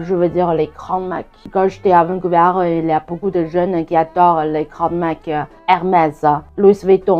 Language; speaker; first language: French; non-native, fluent; Chinese